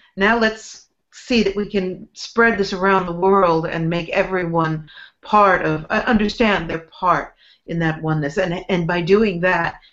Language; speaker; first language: English; native; English